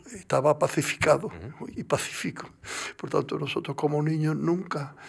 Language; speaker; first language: Spanish; native; Spanish